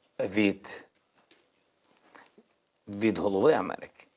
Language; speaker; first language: Ukrainian; non-native, local second language; Russian